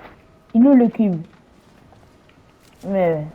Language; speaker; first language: French; native; French